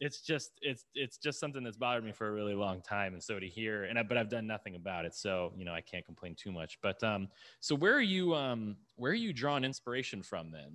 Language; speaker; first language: English; native; English